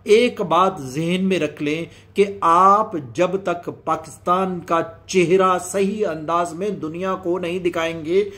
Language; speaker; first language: Urdu; native; Urdu